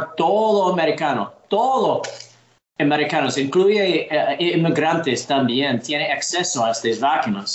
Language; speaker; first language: Spanish; non-native, learner; English